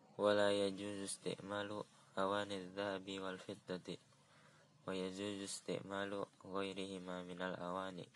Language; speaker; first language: Arabic; non-native, learner; Indonesian